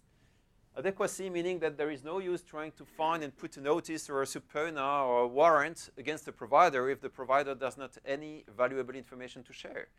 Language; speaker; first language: English; non-native, fluent; French